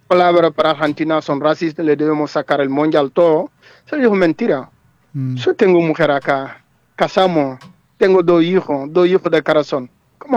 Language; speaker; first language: Spanish; non-native, learner; Wolof